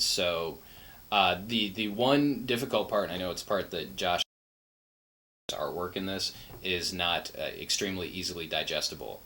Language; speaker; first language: English; native; English